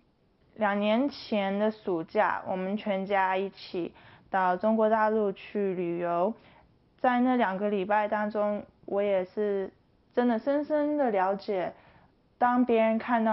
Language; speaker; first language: Chinese; early bilingual, heritage; Chinese